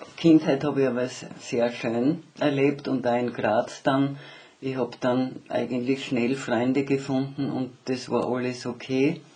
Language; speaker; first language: German; native; German